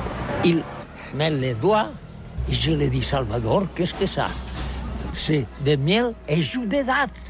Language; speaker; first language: French; non-native, learner; Catalan